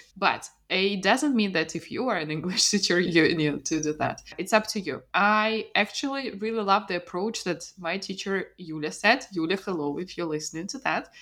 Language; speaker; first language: English; non-native, fluent; Russian